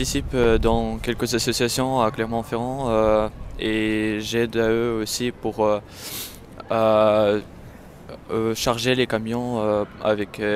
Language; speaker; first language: French; non-native, learner; Ukrainian